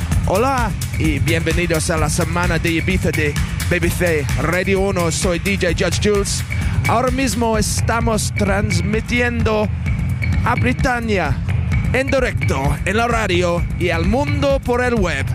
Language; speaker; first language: Spanish; non-native, learner; English